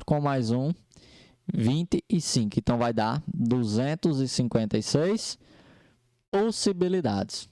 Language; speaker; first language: Portuguese; native; Portuguese